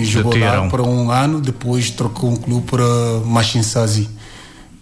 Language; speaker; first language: Portuguese; non-native, learner; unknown